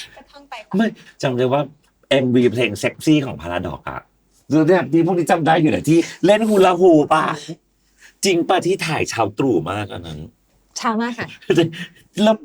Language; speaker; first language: Thai; early bilingual, heritage; English